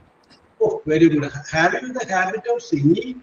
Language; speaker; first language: English; non-native, local second language; Malayalam